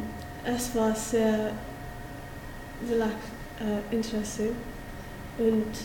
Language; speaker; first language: German; non-native, learner; English